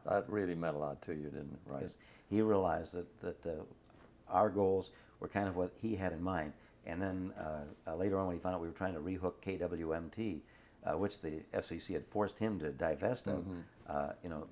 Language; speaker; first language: English; native; English